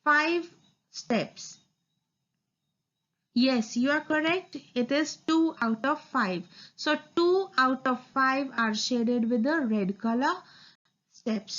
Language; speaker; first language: English; non-native, local second language; Hindi